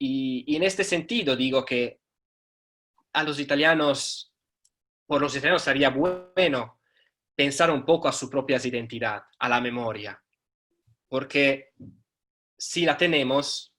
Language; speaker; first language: Spanish; non-native, fluent; Italian